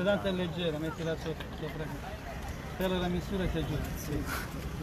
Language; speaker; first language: Italian; native; Italian